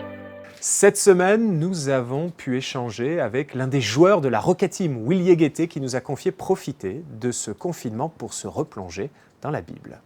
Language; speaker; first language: French; native; French